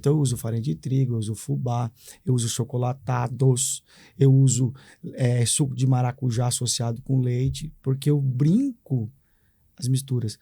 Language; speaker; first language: Portuguese; native; Portuguese